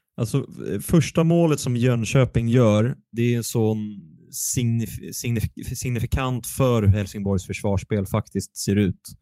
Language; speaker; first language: Swedish; native; Swedish